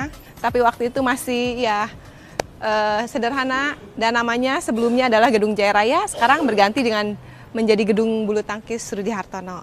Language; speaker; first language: Indonesian; native; Indonesian